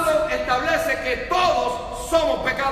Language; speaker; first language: Spanish; native; Spanish